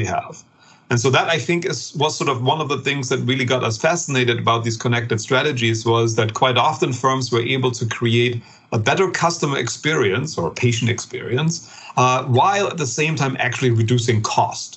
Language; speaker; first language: English; non-native, fluent; German